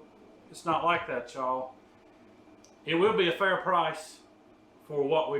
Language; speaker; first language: English; native; English